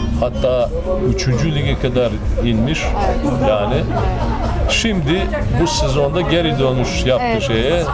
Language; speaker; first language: Turkish; non-native, fluent; Serbian